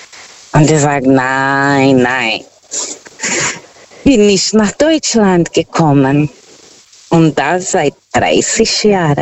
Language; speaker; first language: German; non-native, fluent; Portuguese